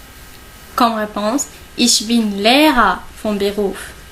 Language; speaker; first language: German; non-native, learner; Arabic